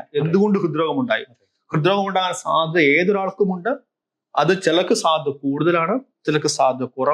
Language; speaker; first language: Malayalam; native; Malayalam